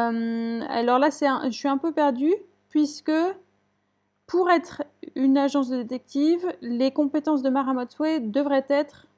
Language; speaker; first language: French; native; French